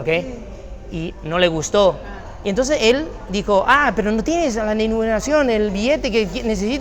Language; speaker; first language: Spanish; non-native, fluent; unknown